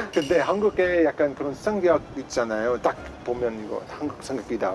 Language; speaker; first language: Korean; non-native, fluent; English